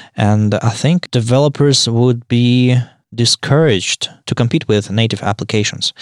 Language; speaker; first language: English; non-native, fluent; Russian